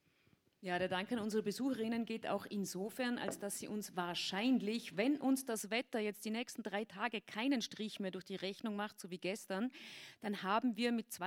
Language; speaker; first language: German; native; German